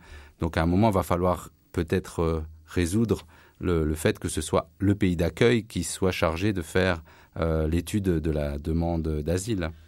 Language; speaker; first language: French; native; French